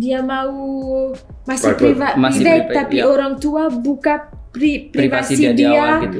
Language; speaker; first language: Indonesian; non-native, learner; French